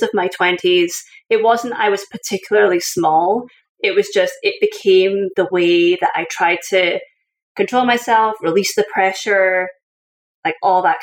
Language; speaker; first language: English; native; English